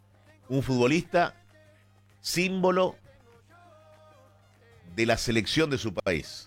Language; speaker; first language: Spanish; native; Spanish